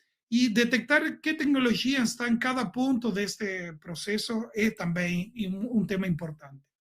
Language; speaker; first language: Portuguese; non-native, learner; Spanish